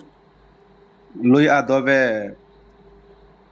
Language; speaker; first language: Italian; non-native, learner; Bangla